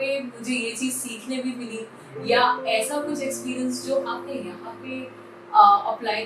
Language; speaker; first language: Hindi; native; Hindi